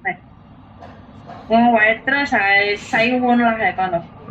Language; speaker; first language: Cantonese; non-native, learner; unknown